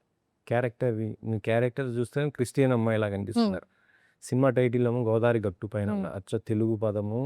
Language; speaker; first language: Telugu; native; Telugu